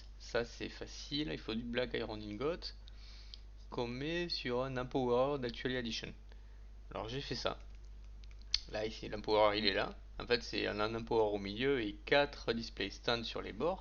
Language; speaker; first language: French; native; French